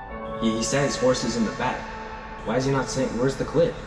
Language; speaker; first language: English; native; English